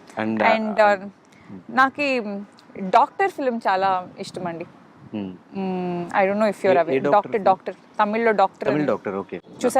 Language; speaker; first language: Telugu; non-native, fluent; Kannada